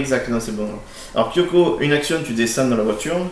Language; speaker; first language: French; native; French